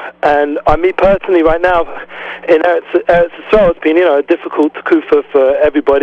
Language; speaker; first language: English; native; English